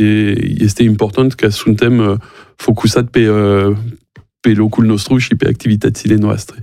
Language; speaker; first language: Romanian; non-native, learner; French